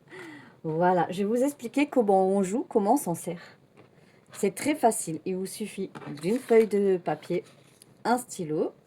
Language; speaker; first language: French; native; French